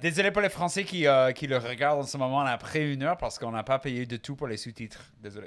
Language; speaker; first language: French; non-native, fluent; English